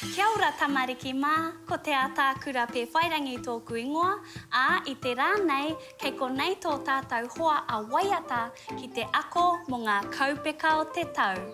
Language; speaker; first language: Māori; native; Māori